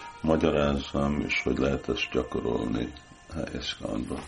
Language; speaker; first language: Hungarian; early bilingual, heritage; Hungarian